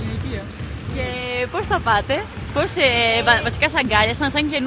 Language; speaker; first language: Greek; native; Greek